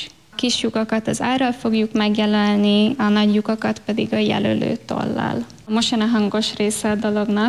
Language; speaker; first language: Hungarian; native; Hungarian